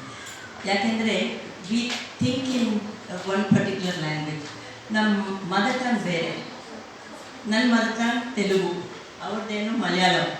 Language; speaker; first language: Kannada; non-native, local second language; Telugu